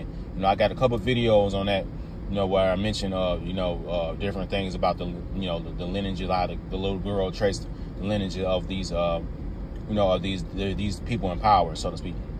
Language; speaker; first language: English; native; English